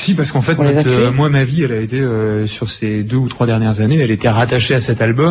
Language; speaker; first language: French; native; French